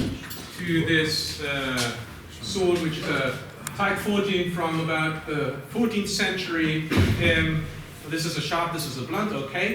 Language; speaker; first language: English; non-native, fluent; German